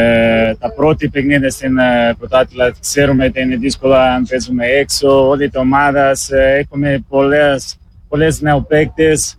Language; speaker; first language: Greek; non-native, learner; Portuguese